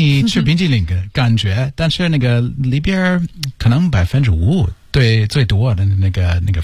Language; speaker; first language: Chinese; non-native, learner; English